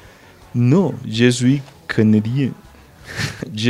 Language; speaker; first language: French; non-native, learner; Spanish